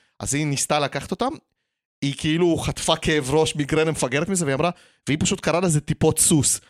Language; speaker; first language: Hebrew; early bilingual, other home language; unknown